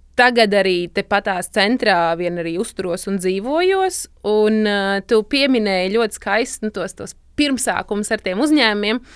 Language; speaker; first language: Latvian; native; Latvian